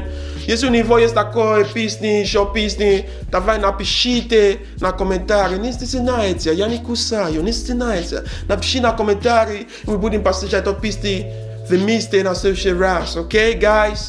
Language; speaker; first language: Russian; non-native, learner; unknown